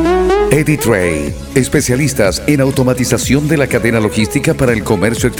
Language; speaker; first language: Spanish; native; Spanish